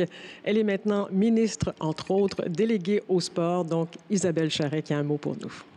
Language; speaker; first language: French; native; French